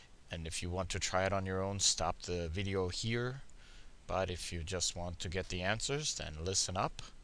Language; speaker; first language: English; native; English